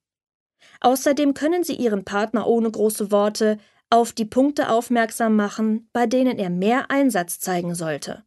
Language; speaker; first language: German; native; German